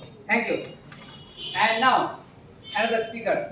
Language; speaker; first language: English; non-native, learner; Bangla